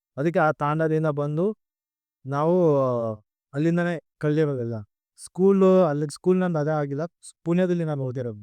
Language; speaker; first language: Kannada; non-native, local second language; Lambadi